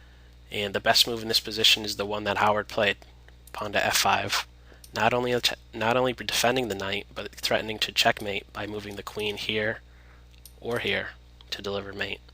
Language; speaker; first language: English; native; English